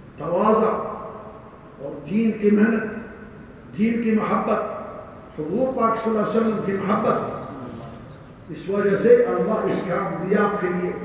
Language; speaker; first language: Urdu; non-native, learner; Arabic